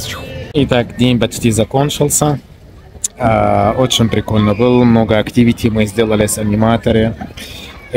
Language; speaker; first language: Russian; non-native, learner; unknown